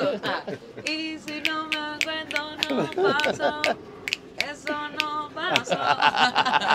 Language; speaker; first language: Spanish; native; Spanish